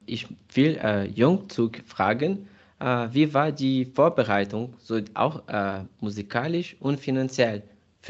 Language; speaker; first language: German; non-native, fluent; Portuguese